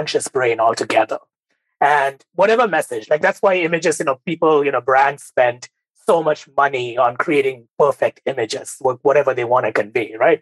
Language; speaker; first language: English; non-native, local second language; Bangla